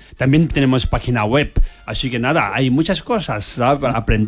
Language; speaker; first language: Spanish; non-native, learner; Tibetan